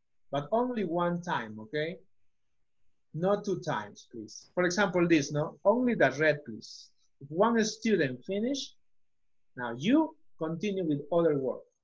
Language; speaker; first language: English; non-native, fluent; Spanish